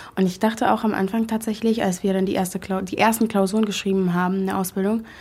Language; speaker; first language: German; non-native, fluent; Arabic